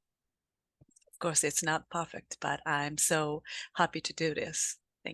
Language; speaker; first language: English; non-native, learner; Japanese